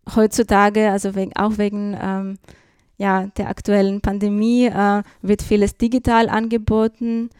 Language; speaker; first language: German; non-native, fluent; Greek